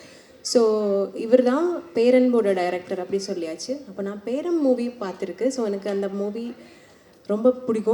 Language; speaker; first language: Tamil; non-native, learner; Malayalam